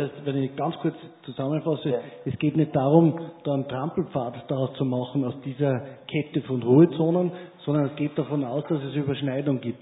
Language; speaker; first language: German; native; German